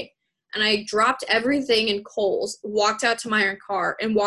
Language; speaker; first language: English; native; English